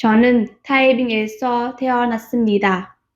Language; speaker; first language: Korean; non-native, learner; Vietnamese